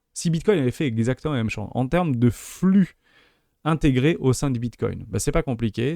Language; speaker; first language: French; native; French